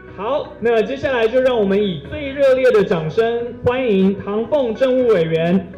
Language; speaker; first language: Chinese; native; Chinese